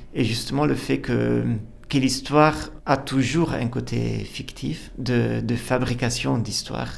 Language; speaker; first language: French; non-native, fluent; Italian